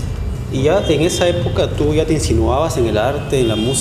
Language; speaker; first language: Spanish; native; Spanish